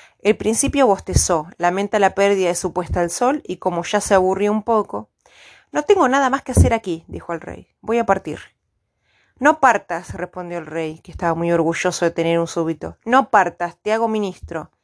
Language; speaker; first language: Spanish; native; Spanish